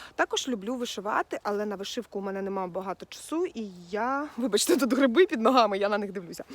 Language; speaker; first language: Ukrainian; non-native, local second language; Russian